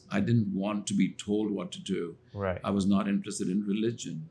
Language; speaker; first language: English; non-native, local second language; Hindi